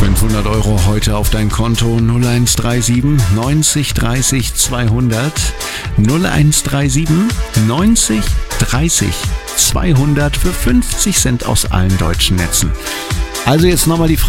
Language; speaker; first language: German; native; German